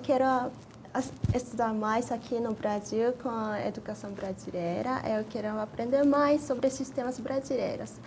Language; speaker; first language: Portuguese; non-native, fluent; Japanese